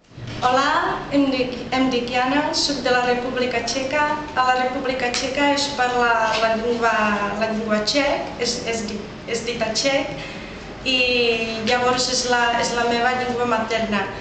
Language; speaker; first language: Catalan; non-native, fluent; Czech